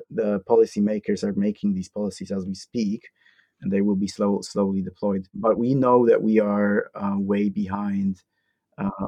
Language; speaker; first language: English; non-native, fluent; Polish